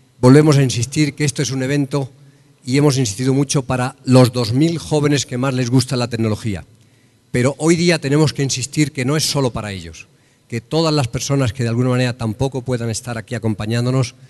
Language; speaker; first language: Spanish; native; Spanish